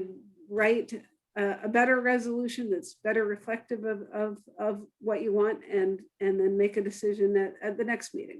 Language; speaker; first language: English; native; English